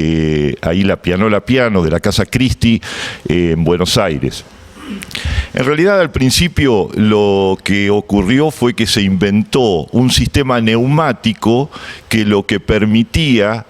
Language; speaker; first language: Spanish; native; Spanish